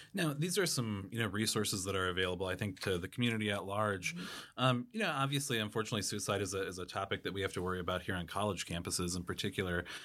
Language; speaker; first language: English; native; English